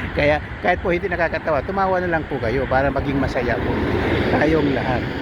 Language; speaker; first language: Filipino; non-native, local second language; Cebuano